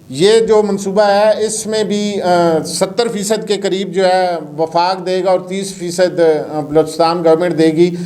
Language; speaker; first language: Urdu; non-native, local second language; Punjabi